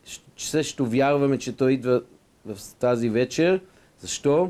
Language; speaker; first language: Bulgarian; non-native, fluent; Hebrew